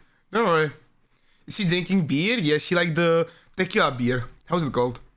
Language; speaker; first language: English; non-native, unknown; Czech